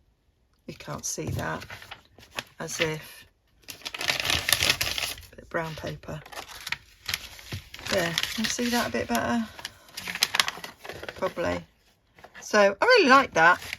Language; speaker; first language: English; native; English